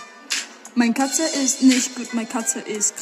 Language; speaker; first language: German; non-native, learner; Spanish